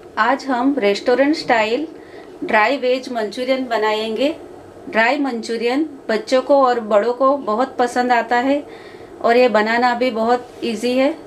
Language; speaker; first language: Hindi; native; Hindi